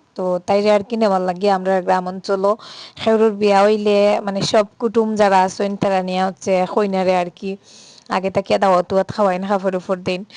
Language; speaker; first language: Bangla; native; Bangla